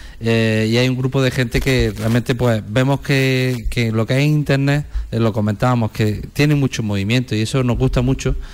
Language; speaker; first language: Spanish; native; Spanish